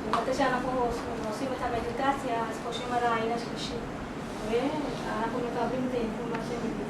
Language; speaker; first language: Hebrew; non-native, fluent; Marathi